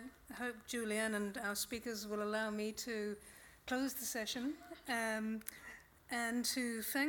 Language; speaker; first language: English; native; English